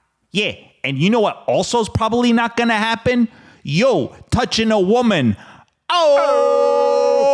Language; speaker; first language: English; native; English